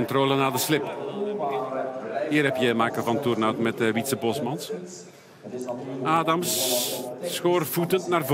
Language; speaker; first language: Dutch; native; Dutch